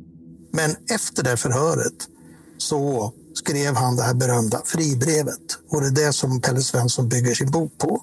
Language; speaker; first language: Swedish; native; Swedish